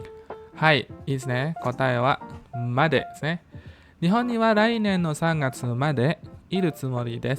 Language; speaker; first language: Japanese; non-native, fluent; Indonesian